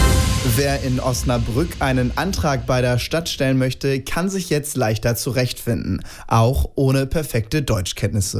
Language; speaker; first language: German; native; German